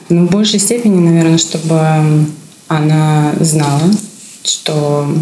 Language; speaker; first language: Russian; native; Russian